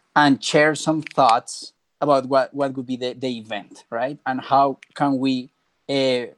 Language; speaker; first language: English; non-native, fluent; Spanish